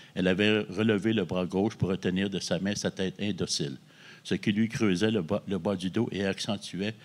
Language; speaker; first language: French; native; French